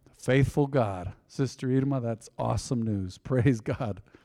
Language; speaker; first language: English; early bilingual, other home language; Spanish